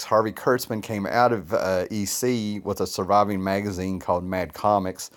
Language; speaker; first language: English; native; English